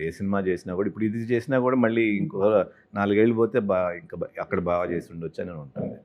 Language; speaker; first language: Telugu; native; Telugu